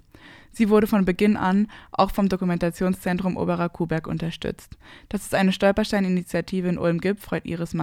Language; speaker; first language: German; native; German